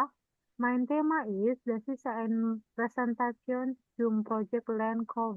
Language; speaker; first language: German; non-native, fluent; Indonesian